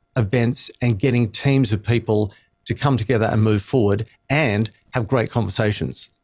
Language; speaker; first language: English; native; English